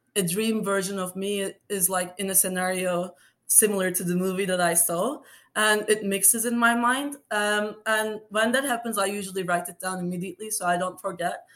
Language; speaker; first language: English; non-native, fluent; Turkish